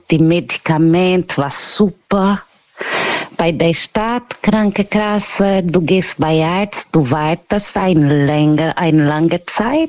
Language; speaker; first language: German; non-native, learner; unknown